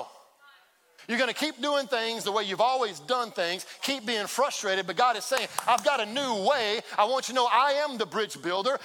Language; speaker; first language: English; native; English